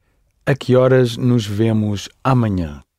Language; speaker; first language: Portuguese; non-native, learner; English